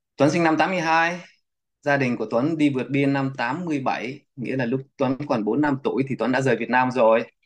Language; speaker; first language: Vietnamese; early bilingual, heritage; Vietnamese